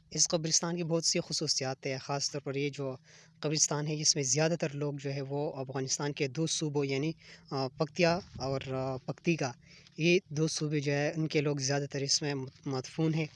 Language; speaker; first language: Urdu; non-native, local second language; Pashto